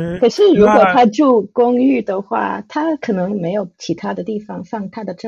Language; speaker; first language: Chinese; non-native, fluent; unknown